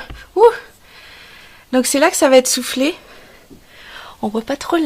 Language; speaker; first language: French; native; French